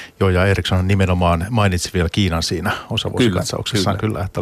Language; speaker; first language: Finnish; native; Finnish